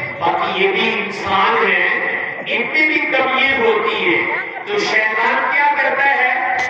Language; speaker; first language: Urdu; non-native, local second language; Punjabi